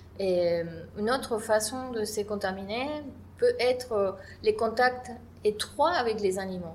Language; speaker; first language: French; non-native, fluent; Spanish